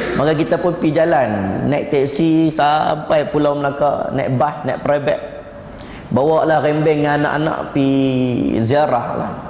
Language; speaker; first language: Malay; native; Malay